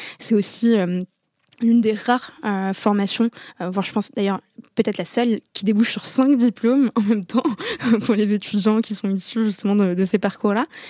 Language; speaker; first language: French; native; French